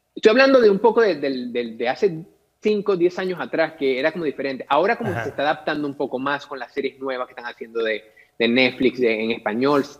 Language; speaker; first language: Spanish; native; Spanish